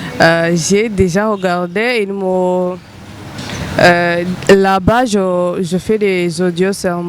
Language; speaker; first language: French; non-native, local second language; Rundi